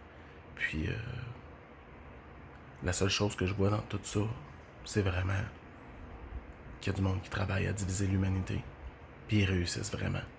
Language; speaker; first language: French; native; French